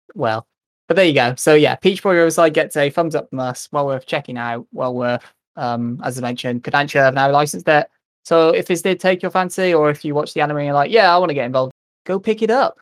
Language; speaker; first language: English; native; English